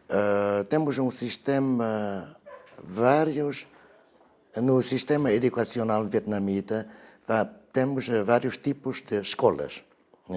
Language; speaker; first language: Portuguese; non-native, fluent; Vietnamese